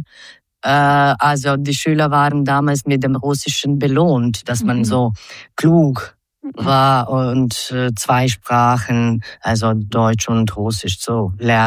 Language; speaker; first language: German; non-native, fluent; Croatian